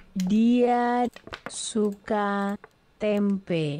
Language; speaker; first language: Indonesian; non-native, learner; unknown